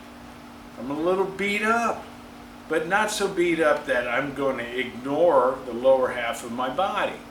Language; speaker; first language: English; native; English